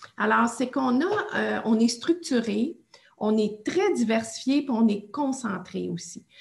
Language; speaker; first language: French; native; French